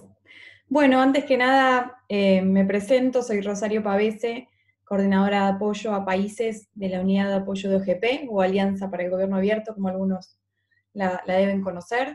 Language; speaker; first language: Spanish; native; Spanish